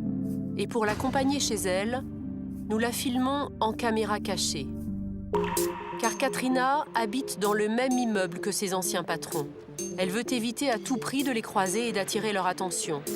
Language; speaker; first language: French; native; French